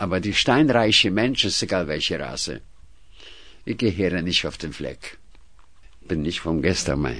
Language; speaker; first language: German; non-native, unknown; Russian